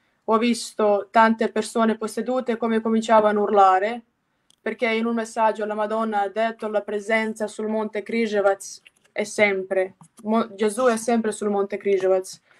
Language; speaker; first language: Italian; non-native, fluent; Croatian